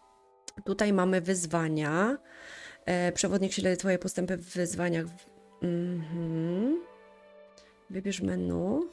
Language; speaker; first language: Polish; native; Polish